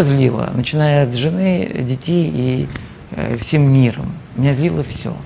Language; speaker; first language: Russian; native; Russian